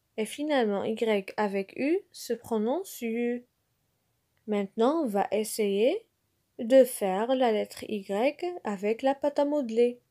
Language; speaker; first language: French; non-native, local second language; Arabic